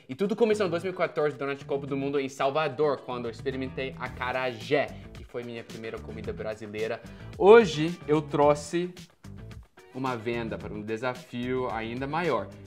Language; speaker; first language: Portuguese; non-native, fluent; English